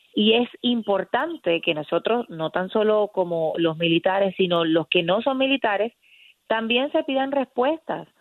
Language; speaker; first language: Spanish; native; Spanish